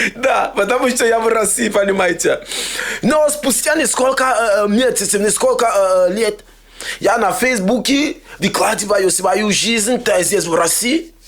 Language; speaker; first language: Russian; non-native, fluent; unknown